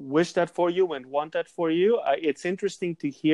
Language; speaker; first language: English; non-native, fluent; Spanish